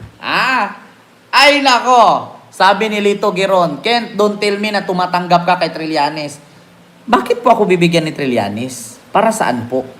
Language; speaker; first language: Filipino; native; Filipino